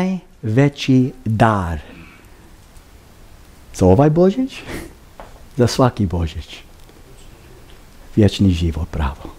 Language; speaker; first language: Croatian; early bilingual, heritage; Croatian